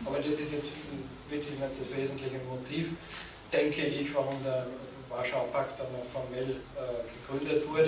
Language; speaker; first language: German; native; German